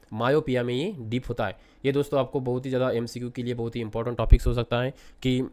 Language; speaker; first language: Hindi; non-native, local second language; Marathi